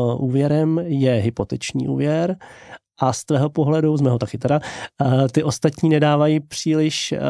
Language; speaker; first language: Czech; native; Czech